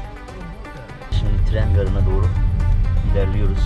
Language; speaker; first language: Turkish; native; Turkish